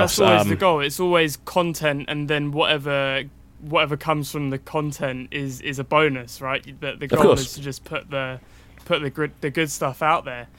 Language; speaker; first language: English; native; English